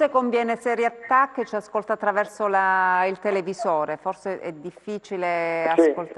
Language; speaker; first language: Italian; native; Italian